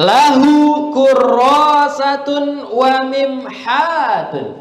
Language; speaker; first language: Arabic; non-native, fluent; Indonesian